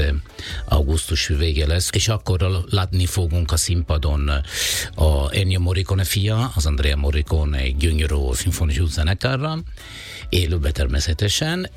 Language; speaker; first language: Hungarian; non-native, fluent; Italian